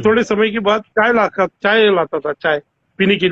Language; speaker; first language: Hindi; non-native, fluent; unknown